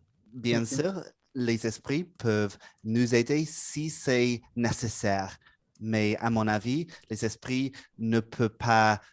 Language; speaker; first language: French; non-native, learner; English